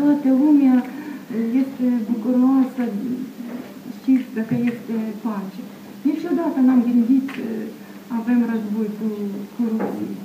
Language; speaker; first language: Romanian; non-native, local second language; Ukrainian